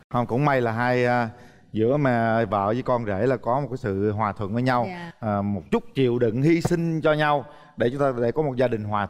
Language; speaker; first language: Vietnamese; native; Vietnamese